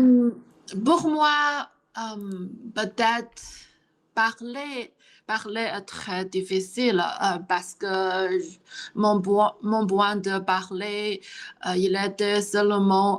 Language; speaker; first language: French; non-native, learner; Chinese